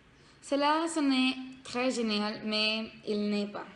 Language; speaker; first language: French; non-native, learner; Spanish